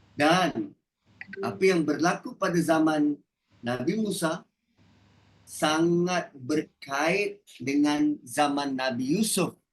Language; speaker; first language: Malay; native; Malay